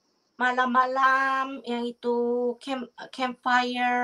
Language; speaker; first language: Indonesian; non-native, fluent; Korean